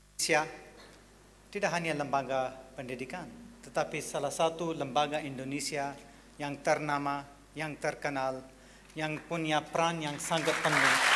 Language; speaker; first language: Indonesian; non-native, fluent; English